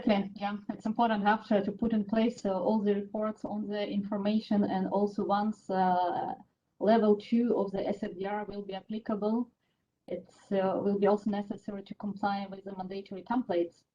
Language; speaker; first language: English; non-native, fluent; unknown